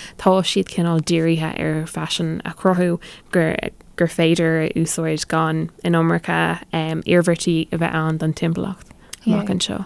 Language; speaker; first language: Irish; non-native, local second language; English